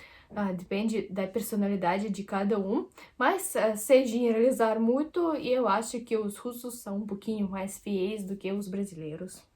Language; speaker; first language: Portuguese; non-native, fluent; Russian